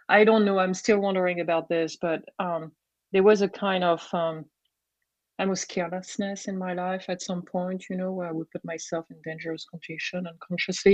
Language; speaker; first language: English; non-native, fluent; French